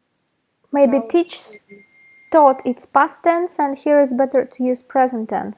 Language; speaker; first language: English; non-native, fluent; Russian